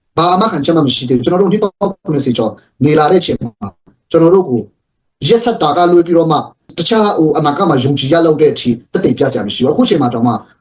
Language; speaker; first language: Burmese; non-native, local second language; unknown